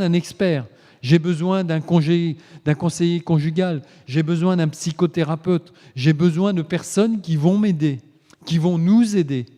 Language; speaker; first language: French; native; French